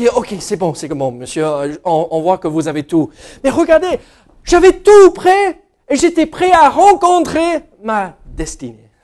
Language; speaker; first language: French; non-native, fluent; English